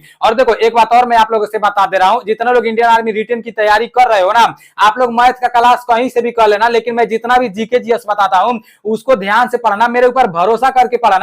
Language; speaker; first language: Hindi; native; Hindi